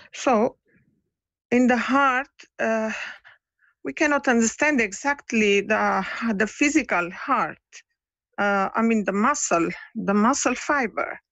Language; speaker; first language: English; non-native, fluent; Italian